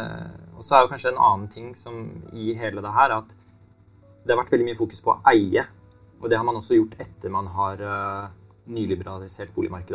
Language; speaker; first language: Norwegian; native; Norwegian